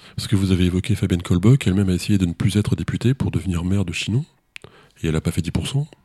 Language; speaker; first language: French; native; French